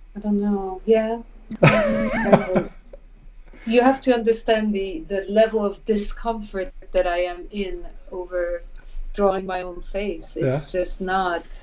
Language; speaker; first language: English; non-native, fluent; French